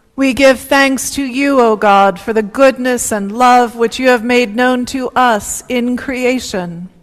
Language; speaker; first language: English; native; English